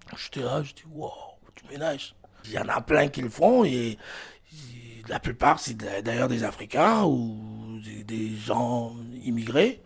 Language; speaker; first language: French; non-native, local second language; Fon